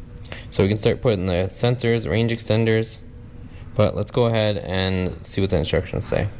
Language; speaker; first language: English; native; English